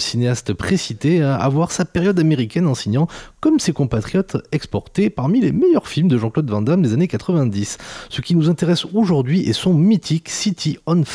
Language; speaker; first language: French; native; French